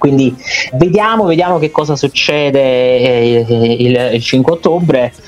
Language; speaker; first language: Italian; native; Italian